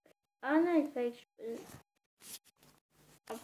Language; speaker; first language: French; native; French